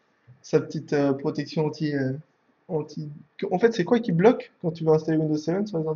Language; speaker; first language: French; native; French